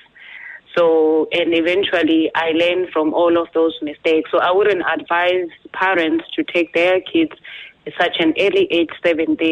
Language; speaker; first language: English; non-native, local second language; Zulu